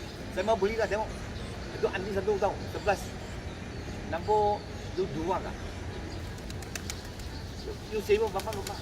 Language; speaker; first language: Indonesian; non-native, local second language; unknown